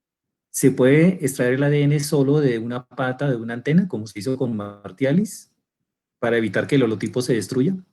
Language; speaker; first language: Spanish; native; Spanish